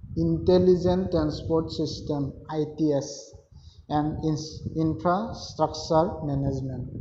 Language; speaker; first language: English; non-native, local second language; Assamese